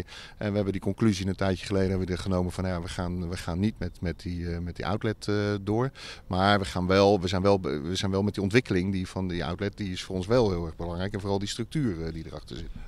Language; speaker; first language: Dutch; native; Dutch